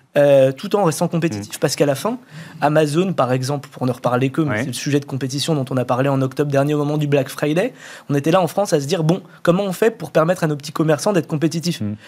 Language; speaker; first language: French; native; French